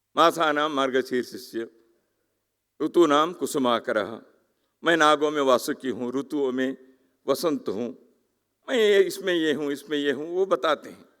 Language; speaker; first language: Hindi; non-native, local second language; Kannada